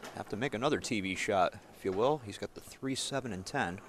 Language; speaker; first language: English; native; English